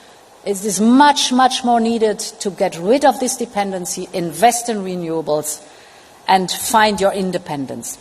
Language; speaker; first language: English; non-native, fluent; German